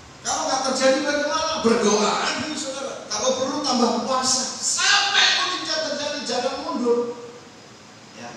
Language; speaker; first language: Indonesian; non-native, local second language; Javanese